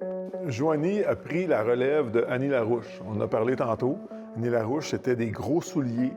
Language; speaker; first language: French; native; French